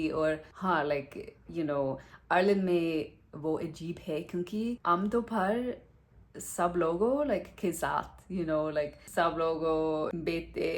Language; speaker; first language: Hindi; non-native, learner; English